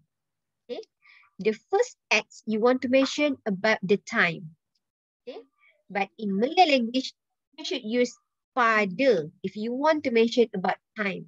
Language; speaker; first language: English; non-native, local second language; Malay